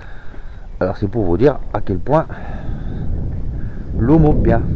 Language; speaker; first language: French; native; French